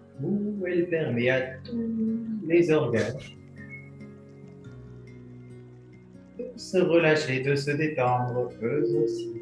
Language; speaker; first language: French; native; French